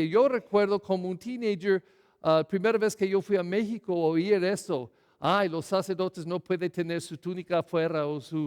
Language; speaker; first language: Spanish; non-native, fluent; English